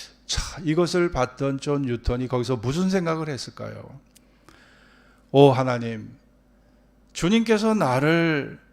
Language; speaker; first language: Korean; native; Korean